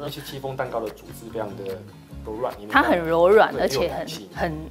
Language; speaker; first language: Chinese; native; Chinese